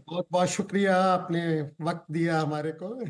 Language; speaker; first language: Hindi; native; Hindi